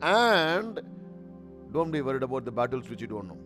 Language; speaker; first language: English; non-native, local second language; Tamil